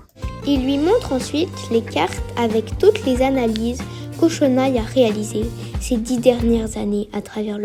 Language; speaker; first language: French; native; French